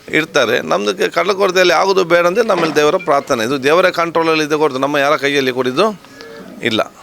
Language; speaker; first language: Kannada; native; Kannada